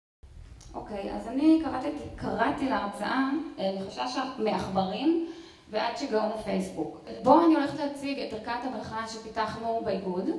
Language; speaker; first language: Hebrew; native; Hebrew